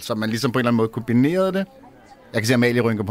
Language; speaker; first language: Danish; native; Danish